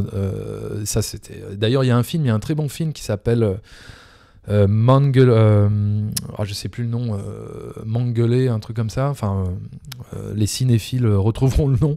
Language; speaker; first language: French; native; French